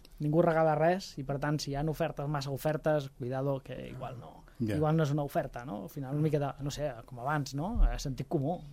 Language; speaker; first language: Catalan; native; Catalan